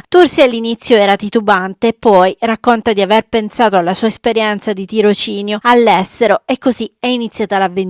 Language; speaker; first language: Italian; native; Italian